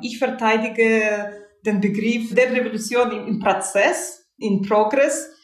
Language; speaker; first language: German; non-native, fluent; Russian